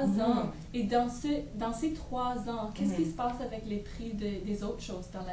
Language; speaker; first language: French; native; French